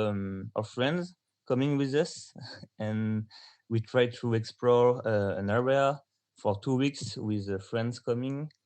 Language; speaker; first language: English; non-native, learner; French